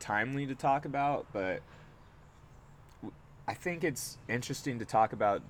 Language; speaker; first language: English; native; English